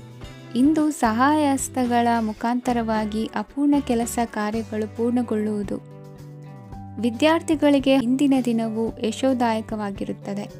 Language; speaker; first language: Kannada; native; Kannada